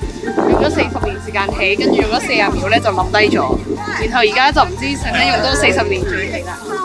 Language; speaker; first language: Chinese; native; Chinese